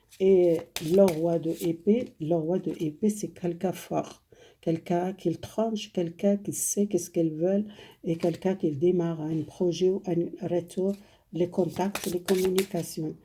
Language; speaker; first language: French; non-native, fluent; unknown